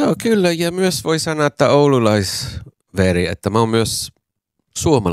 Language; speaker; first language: Finnish; non-native, fluent; English